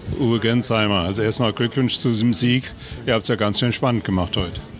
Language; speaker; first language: German; native; German